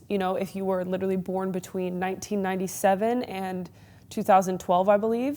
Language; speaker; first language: English; native; English